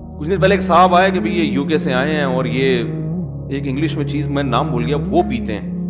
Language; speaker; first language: Urdu; native; Urdu